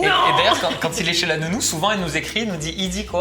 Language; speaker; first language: French; native; French